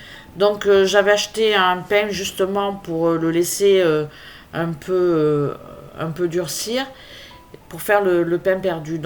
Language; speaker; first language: French; native; French